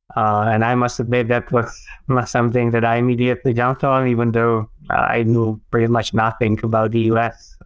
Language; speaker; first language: English; non-native, fluent; Czech